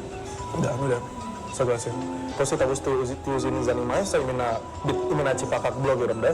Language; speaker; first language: Russian; non-native, learner; Indonesian